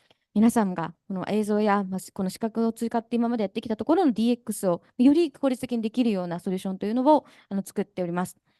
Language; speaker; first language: Japanese; native; Japanese